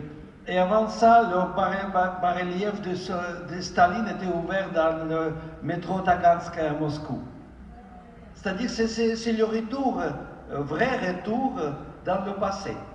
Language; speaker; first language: French; non-native, fluent; Ukrainian